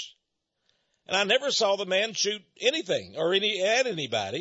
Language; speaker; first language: English; native; English